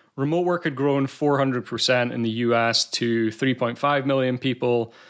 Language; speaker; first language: English; native; English